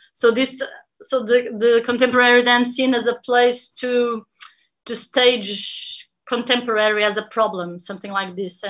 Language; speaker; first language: English; non-native, fluent; Portuguese